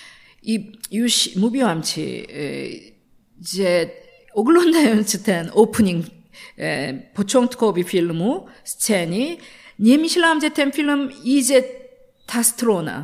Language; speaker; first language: Polish; non-native, learner; Korean